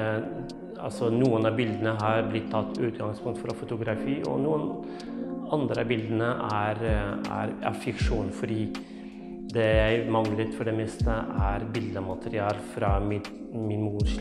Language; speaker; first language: Norwegian; non-native, fluent; Kurdish